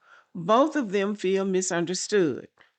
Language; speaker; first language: English; native; English